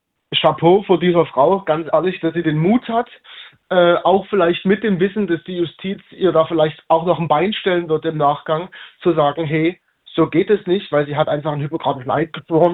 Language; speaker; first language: German; native; German